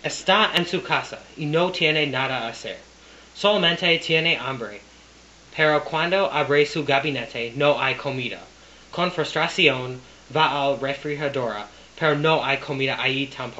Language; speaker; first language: Spanish; non-native, learner; English